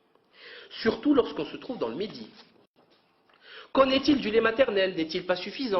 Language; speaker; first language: French; native; French